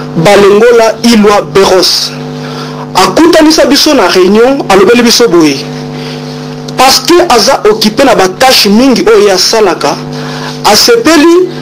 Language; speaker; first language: Lingala; native; Lingala